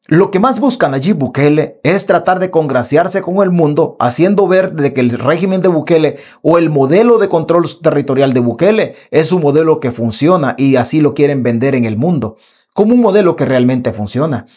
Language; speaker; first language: Spanish; native; Spanish